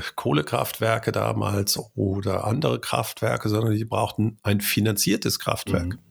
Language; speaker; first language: German; native; German